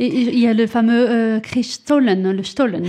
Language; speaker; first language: French; native; French